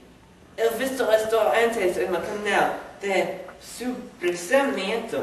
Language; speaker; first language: Spanish; non-native, learner; English